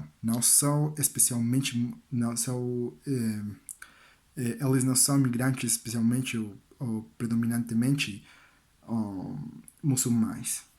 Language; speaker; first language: Portuguese; non-native, learner; Spanish